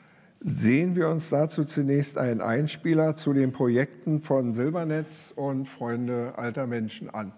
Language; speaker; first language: German; native; German